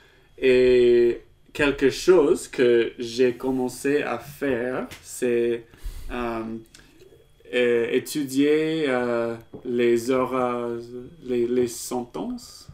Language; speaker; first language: French; non-native, learner; English